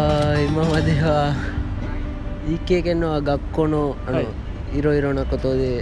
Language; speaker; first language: Japanese; non-native, learner; Sinhala